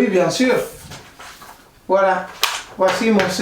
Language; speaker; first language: French; non-native, fluent; Spanish